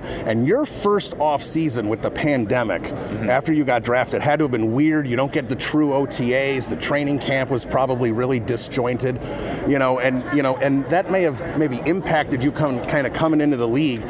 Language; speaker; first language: English; native; English